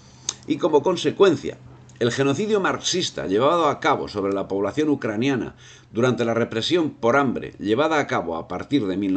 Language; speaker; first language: Spanish; native; Spanish